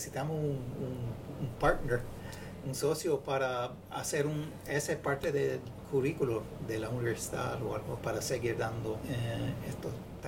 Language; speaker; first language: Spanish; non-native, fluent; English